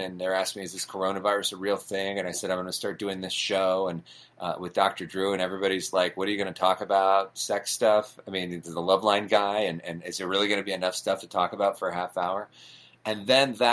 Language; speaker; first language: English; native; English